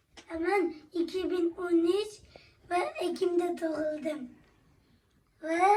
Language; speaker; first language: Turkish; early bilingual, other home language; Uyghur